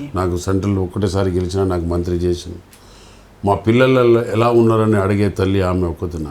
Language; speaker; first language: Telugu; non-native, local second language; Lambadi